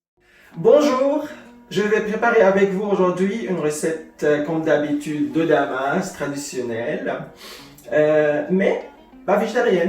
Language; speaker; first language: French; non-native, fluent; Arabic